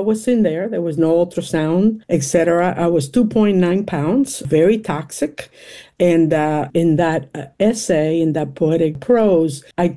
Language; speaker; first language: English; non-native, local second language; Spanish